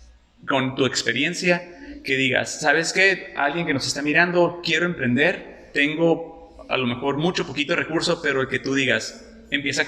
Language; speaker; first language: Spanish; native; Spanish